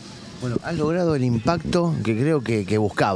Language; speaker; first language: Spanish; native; Spanish